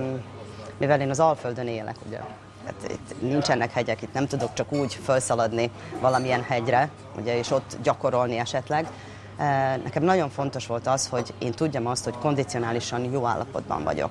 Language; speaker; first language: Hungarian; native; Hungarian